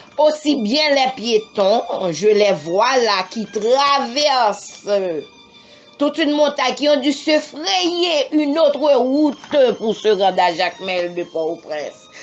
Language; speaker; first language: French; non-native, local second language; Haitian Creole